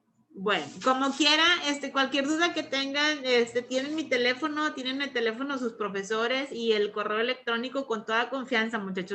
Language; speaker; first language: Spanish; native; Spanish